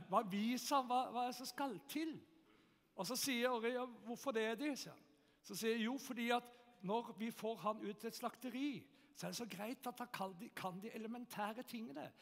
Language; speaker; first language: Norwegian; native; Norwegian